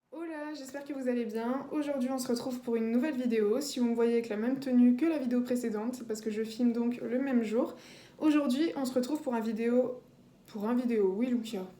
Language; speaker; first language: French; native; French